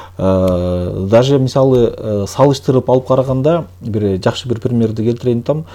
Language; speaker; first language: Kyrgyz; native; Kyrgyz